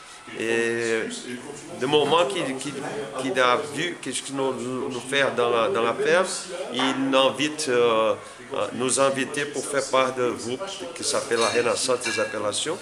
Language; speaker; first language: French; non-native, learner; Portuguese